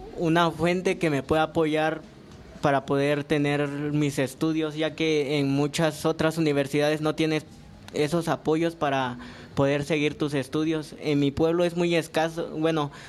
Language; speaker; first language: Spanish; non-native, local second language; Mixtepec Mixtec